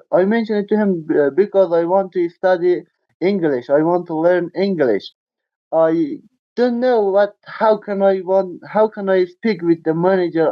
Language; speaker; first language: English; non-native, learner; Persian